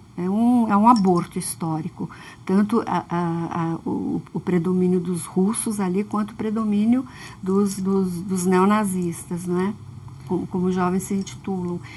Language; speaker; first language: Portuguese; early bilingual, other home language; Russian